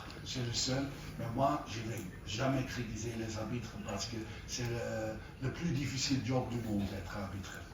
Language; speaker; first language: French; non-native, learner; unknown